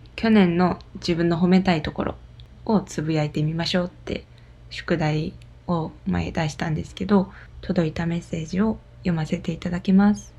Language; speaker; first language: Japanese; non-native, fluent; Korean